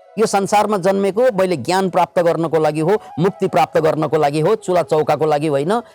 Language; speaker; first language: Nepali; native; Nepali